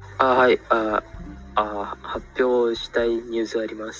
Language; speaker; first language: Japanese; non-native, learner; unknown